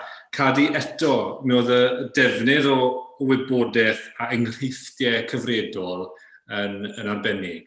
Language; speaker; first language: Welsh; native; Welsh